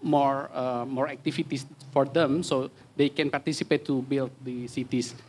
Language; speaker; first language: English; non-native, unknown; Indonesian